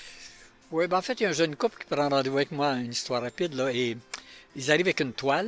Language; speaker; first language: French; native; French